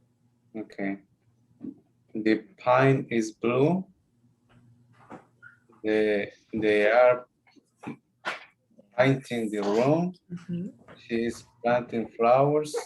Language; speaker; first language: English; non-native, learner; Spanish